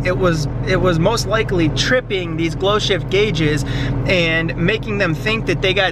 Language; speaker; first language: English; native; English